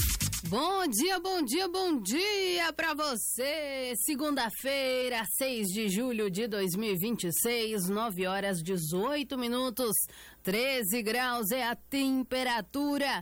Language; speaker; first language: Portuguese; native; Portuguese